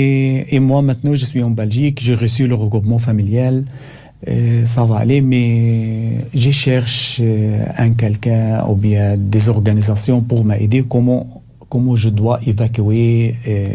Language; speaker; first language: French; non-native, learner; Arabic